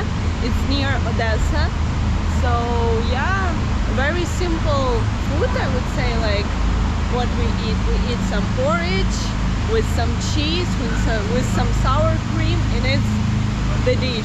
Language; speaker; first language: English; non-native, fluent; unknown